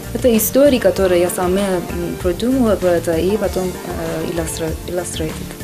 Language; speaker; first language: Russian; non-native, learner; Persian